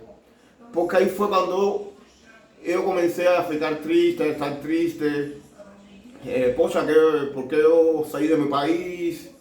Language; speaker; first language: Portuguese; non-native, learner; Spanish